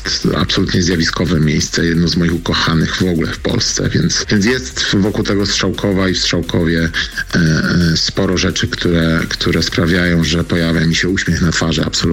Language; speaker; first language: Polish; native; Polish